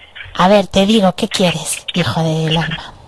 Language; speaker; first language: Spanish; native; Spanish